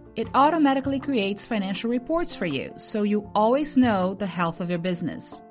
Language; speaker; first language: English; non-native, fluent; Portuguese